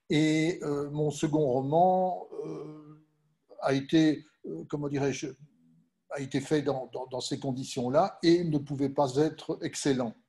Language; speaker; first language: French; native; French